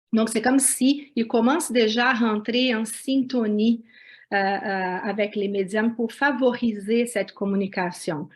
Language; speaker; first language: French; non-native, fluent; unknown